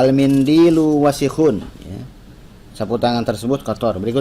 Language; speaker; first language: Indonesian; native; Indonesian